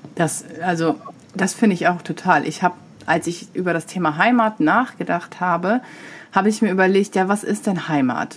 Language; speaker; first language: German; native; German